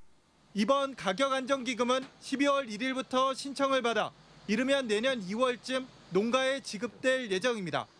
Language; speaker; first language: Korean; native; Korean